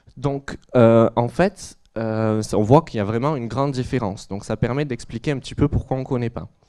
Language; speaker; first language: French; native; French